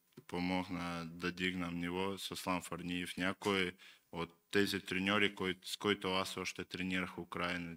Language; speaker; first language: Bulgarian; non-native, learner; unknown